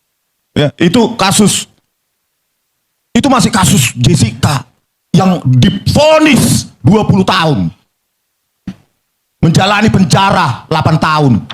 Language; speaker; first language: Indonesian; native; Indonesian